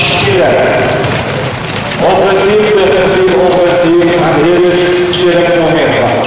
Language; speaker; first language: English; non-native, learner; Swedish